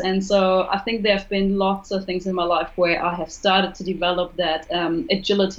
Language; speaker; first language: English; non-native, fluent; German